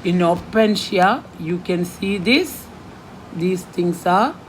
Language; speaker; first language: English; non-native, local second language; Malayalam